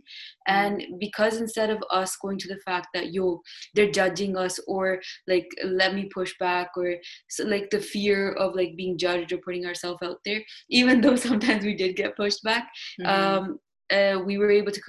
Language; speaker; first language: English; non-native, local second language; Punjabi